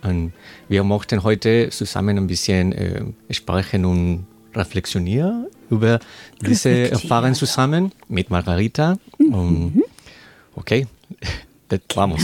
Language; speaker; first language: German; non-native, learner; Spanish